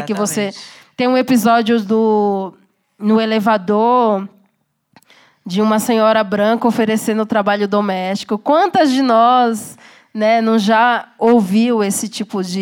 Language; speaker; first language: Portuguese; native; Portuguese